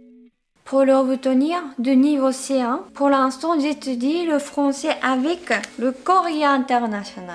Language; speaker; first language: French; non-native, fluent; Japanese